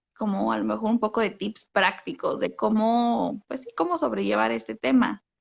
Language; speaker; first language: Spanish; native; Spanish